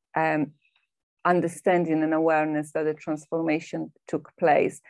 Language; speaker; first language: English; non-native, fluent; Polish